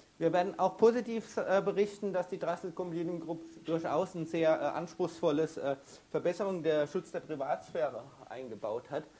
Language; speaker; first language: German; native; German